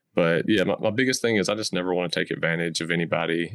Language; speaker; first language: English; native; English